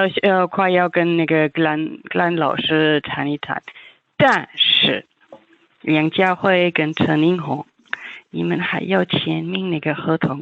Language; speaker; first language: Chinese; non-native, fluent; German